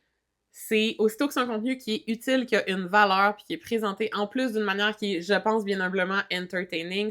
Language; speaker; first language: French; native; French